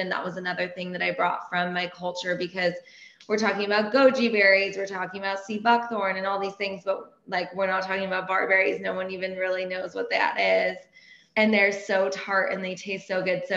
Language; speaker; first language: English; early bilingual, other home language; Persian